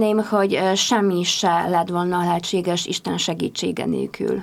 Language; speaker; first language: Hungarian; non-native, fluent; Polish